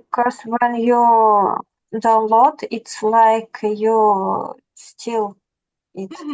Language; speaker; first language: English; non-native, learner; Russian